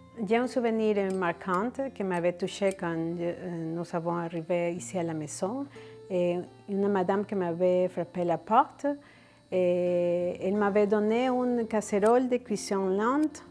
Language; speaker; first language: French; non-native, fluent; Spanish